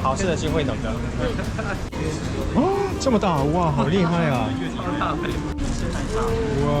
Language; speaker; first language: Chinese; non-native, fluent; Korean